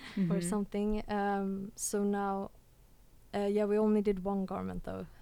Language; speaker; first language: English; early bilingual, other home language; Swedish